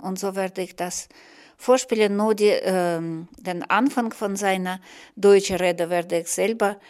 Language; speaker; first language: German; non-native, fluent; Russian